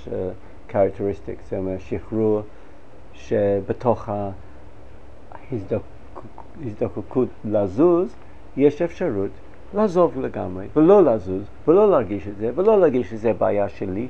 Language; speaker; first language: Hebrew; non-native, fluent; English